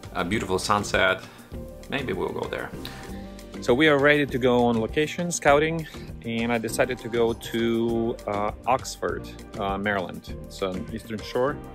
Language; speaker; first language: English; non-native, fluent; Ukrainian